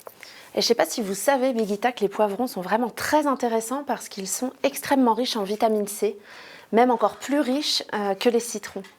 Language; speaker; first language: French; native; French